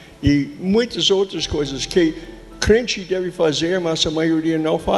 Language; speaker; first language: Portuguese; non-native, fluent; English